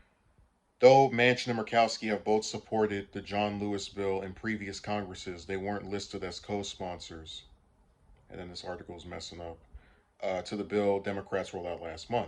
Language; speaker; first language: English; native; English